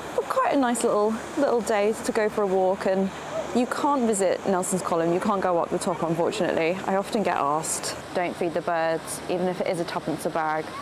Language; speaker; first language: English; native; English